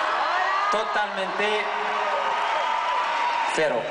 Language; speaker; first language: Spanish; non-native, learner; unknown